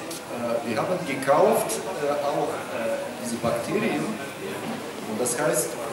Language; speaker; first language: German; non-native, learner; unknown